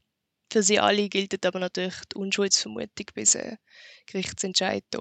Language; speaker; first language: German; native; German